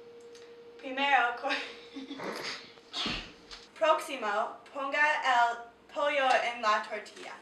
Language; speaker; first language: Spanish; non-native, learner; English